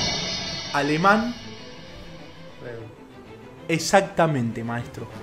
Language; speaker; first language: Spanish; native; Spanish